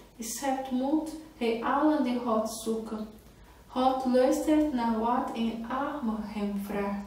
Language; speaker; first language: Dutch; non-native, fluent; Portuguese